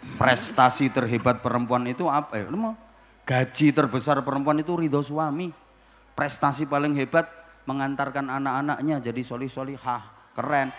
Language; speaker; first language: Indonesian; non-native, local second language; Javanese